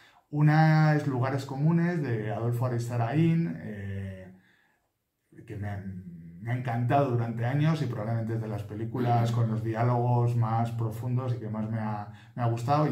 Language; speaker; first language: Spanish; native; Spanish